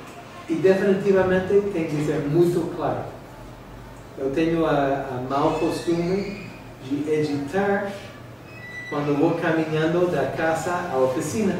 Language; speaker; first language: Portuguese; non-native, fluent; English